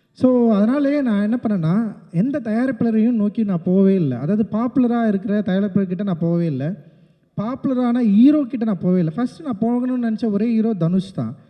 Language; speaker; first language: Tamil; native; Tamil